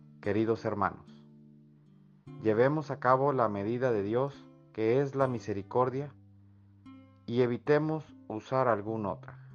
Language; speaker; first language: Spanish; native; Spanish